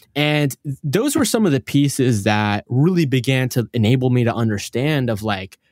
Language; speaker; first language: English; early bilingual, other home language; Arabic